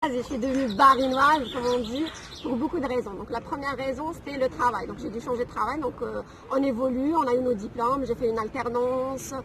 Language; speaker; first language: French; non-native, local second language; Kabyle